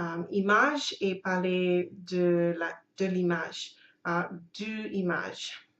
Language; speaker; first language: French; non-native, learner; English